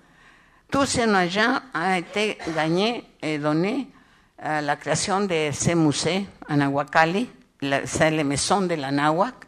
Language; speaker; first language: French; non-native, learner; Spanish